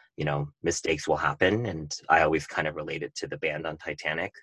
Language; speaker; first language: English; native; English